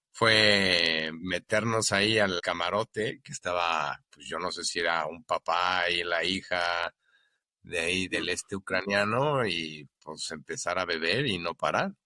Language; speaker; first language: Spanish; native; Spanish